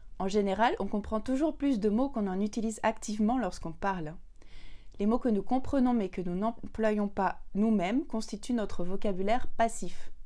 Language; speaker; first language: French; native; French